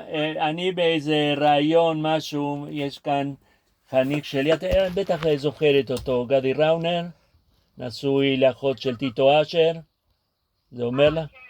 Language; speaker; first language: Hebrew; non-native, fluent; Spanish